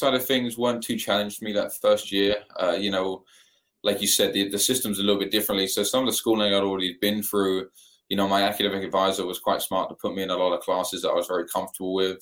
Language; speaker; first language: English; native; English